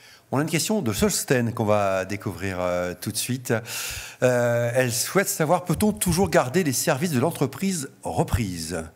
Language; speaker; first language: French; native; French